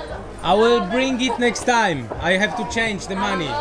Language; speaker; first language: English; non-native, learner; Polish